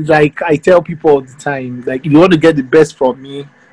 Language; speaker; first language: English; non-native, local second language; Yoruba